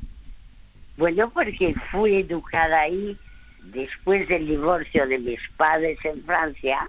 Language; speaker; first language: Spanish; early bilingual, other home language; French